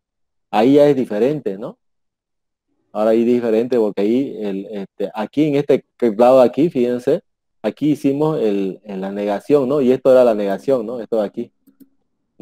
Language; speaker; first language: Spanish; native; Spanish